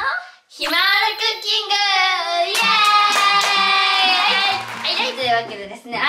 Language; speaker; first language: Japanese; native; Japanese